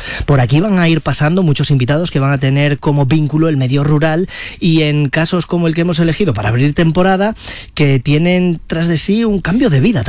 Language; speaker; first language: Spanish; native; Spanish